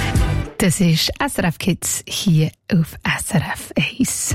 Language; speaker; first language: German; native; German